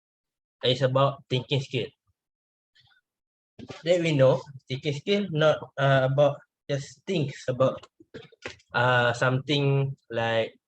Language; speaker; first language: English; non-native, learner; Malay